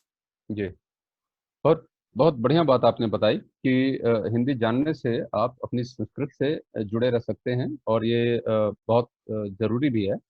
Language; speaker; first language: Hindi; native; Hindi